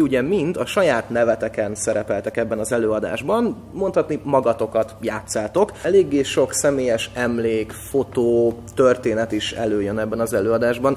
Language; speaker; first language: Hungarian; native; Hungarian